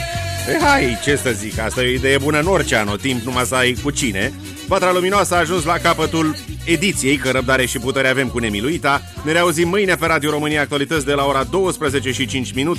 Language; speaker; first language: Romanian; native; Romanian